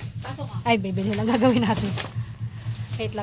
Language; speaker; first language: Filipino; native; Filipino